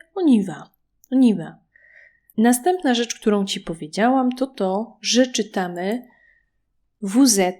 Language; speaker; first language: Polish; native; Polish